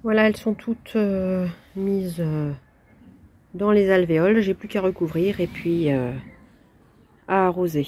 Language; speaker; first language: French; native; French